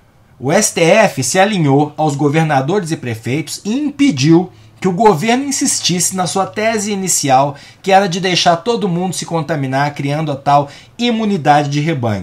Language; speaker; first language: Portuguese; native; Portuguese